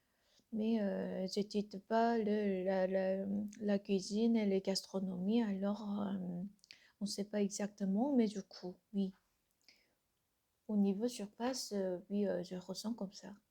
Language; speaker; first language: French; non-native, learner; Korean